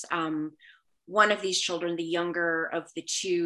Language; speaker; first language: English; early bilingual, other home language; Spanish